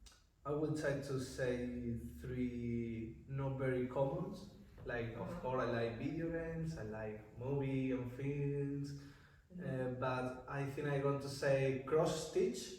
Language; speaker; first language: English; non-native, learner; Spanish